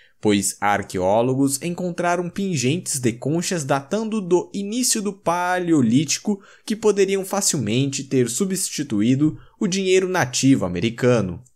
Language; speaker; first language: Portuguese; native; Portuguese